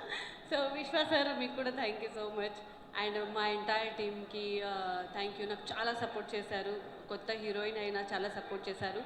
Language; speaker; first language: Telugu; non-native, local second language; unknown